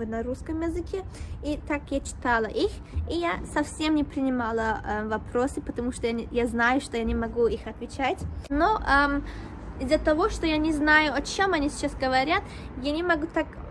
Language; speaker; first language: Russian; non-native, learner; Turkish